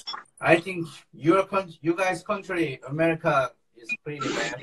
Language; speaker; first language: English; non-native, learner; Korean